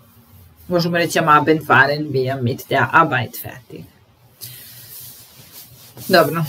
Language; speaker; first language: German; non-native, fluent; Serbian